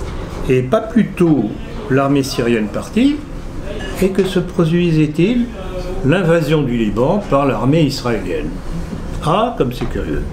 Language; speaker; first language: French; native; French